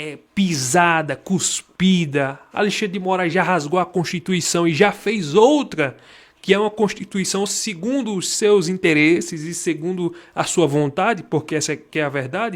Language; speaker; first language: Portuguese; native; Portuguese